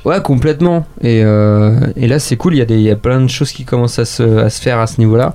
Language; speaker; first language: French; native; French